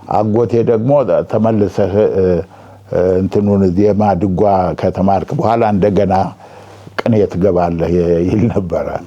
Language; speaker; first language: Amharic; native; Amharic